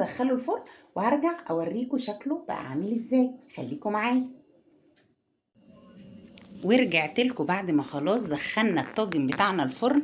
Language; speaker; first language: Arabic; native; Arabic